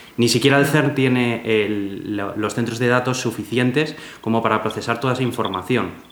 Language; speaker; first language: Spanish; native; Spanish